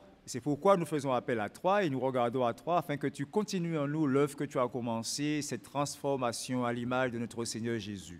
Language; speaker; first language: French; native; French